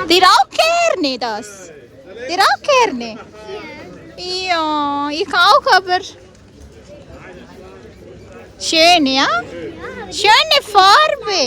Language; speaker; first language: German; non-native, learner; Tamil